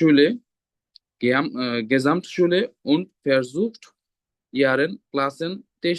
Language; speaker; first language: German; non-native, learner; Bangla